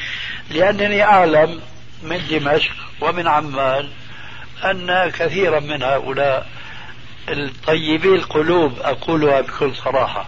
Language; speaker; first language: Arabic; early bilingual, other home language; Albanian